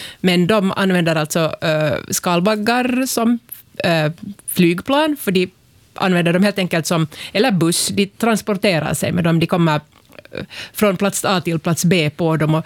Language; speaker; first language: Swedish; native; Swedish